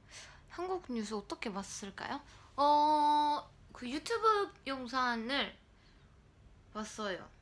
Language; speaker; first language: Korean; non-native, learner; Japanese